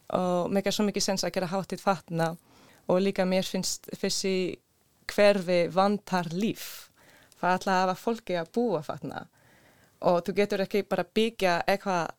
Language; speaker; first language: Icelandic; non-native, learner; Swedish